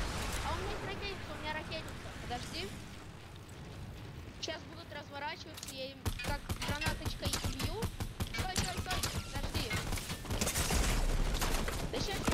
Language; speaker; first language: Russian; native; Russian